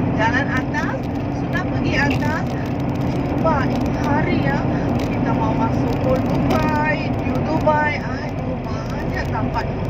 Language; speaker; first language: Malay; non-native, local second language; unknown